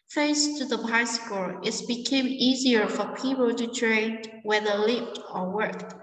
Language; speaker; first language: English; non-native, fluent; Vietnamese